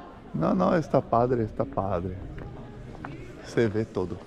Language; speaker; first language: Spanish; non-native, fluent; Portuguese